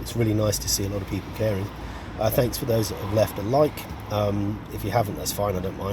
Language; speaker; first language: English; native; English